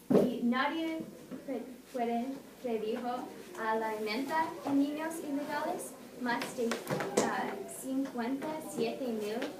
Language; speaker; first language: Spanish; non-native, learner; English